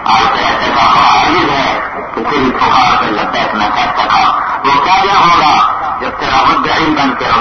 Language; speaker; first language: Urdu; native; Urdu